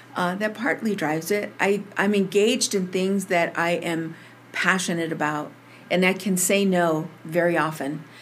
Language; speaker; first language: English; early bilingual, other home language; Spanish